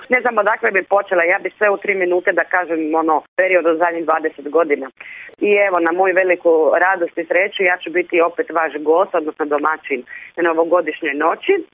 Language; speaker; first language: Croatian; native; Croatian